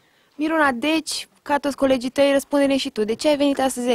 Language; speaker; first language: Romanian; native; Romanian